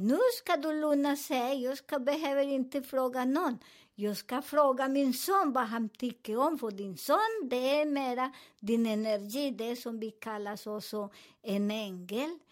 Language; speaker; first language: Swedish; non-native, fluent; Spanish